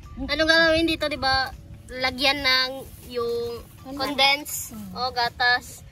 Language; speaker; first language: Filipino; non-native, local second language; Cebuano